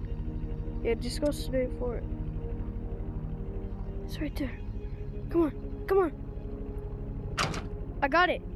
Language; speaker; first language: English; native; English